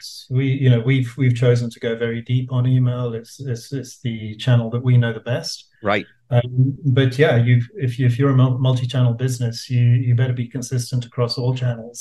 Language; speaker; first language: English; native; English